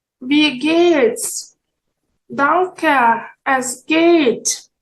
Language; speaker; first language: German; non-native, fluent; Ukrainian